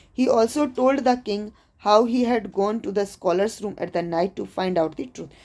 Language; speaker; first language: Hindi; native; Hindi